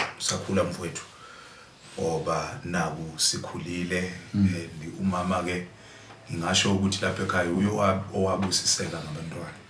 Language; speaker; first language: Zulu; native; Zulu